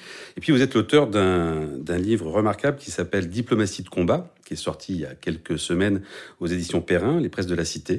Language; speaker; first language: French; native; French